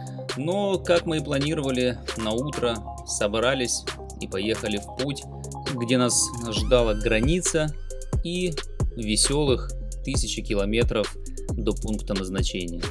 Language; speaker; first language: Russian; native; Russian